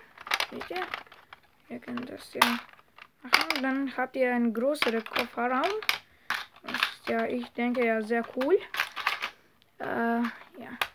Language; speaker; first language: German; non-native, learner; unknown